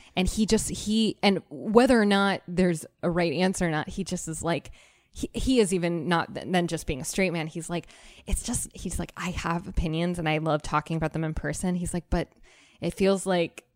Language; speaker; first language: English; native; English